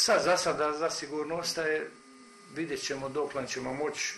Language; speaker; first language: Croatian; native; Croatian